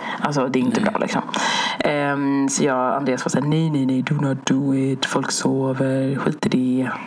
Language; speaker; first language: Swedish; early bilingual, other home language; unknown